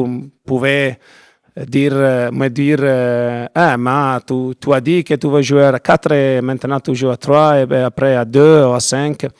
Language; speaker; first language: French; non-native, learner; Italian